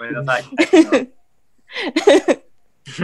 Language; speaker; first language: Japanese; native; Japanese